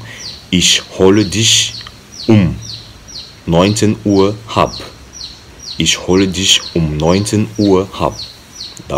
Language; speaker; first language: German; non-native, learner; French